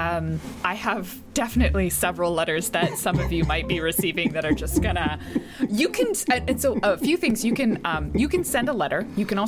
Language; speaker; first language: English; native; English